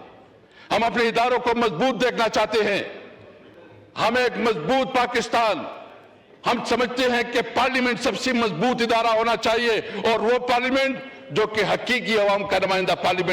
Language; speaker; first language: Urdu; non-native, local second language; Pashto